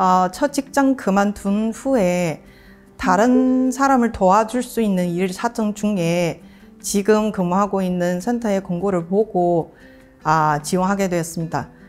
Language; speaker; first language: Korean; non-native, fluent; Chinese